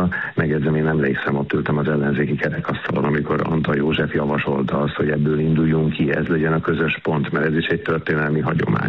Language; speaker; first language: Hungarian; native; Hungarian